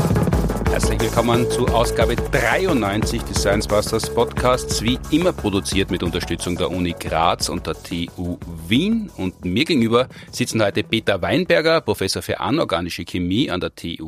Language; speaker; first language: German; native; German